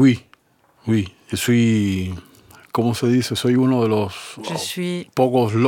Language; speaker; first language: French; non-native, learner; Spanish